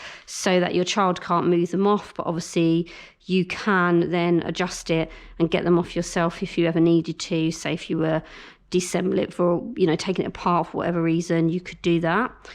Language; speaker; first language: English; native; English